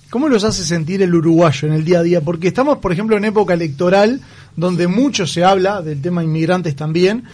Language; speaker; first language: Spanish; native; Spanish